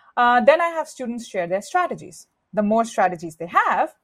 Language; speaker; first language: English; non-native, local second language; Hindi